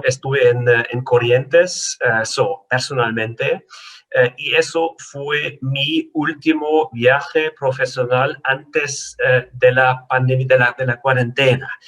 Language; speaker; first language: Spanish; non-native, fluent; German